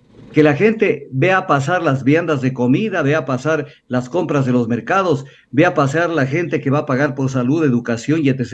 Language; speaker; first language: Spanish; native; Spanish